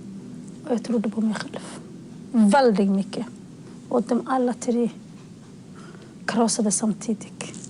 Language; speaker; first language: Swedish; non-native, fluent; Somali